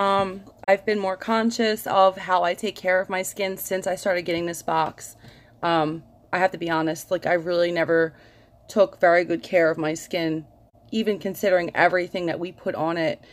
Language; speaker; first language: English; native; English